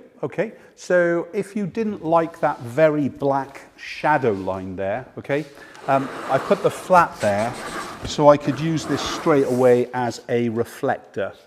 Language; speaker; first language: English; native; English